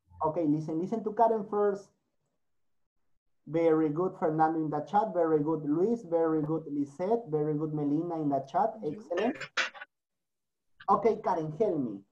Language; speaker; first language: English; non-native, learner; Spanish